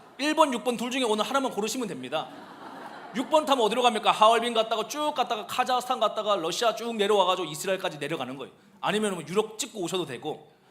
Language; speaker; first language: Korean; native; Korean